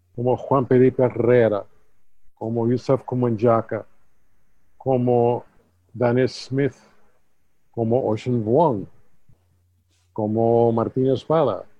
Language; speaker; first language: Spanish; early bilingual, heritage; English